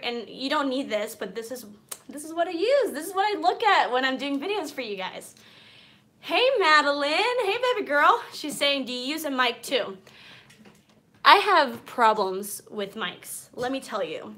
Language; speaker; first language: English; early bilingual, other home language; Spanish